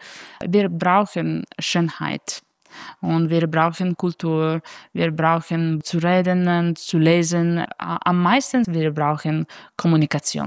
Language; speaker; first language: German; non-native, fluent; Italian